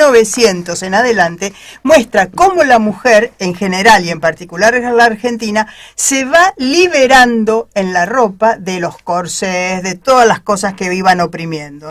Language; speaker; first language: Spanish; native; Spanish